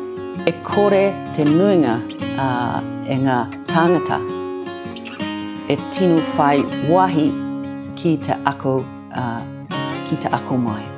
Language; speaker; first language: Māori; non-native, learner; English